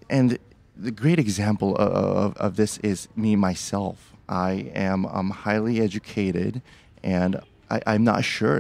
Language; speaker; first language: English; early bilingual, other home language; Korean